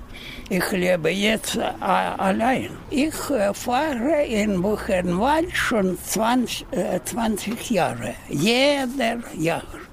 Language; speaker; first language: German; non-native, learner; Russian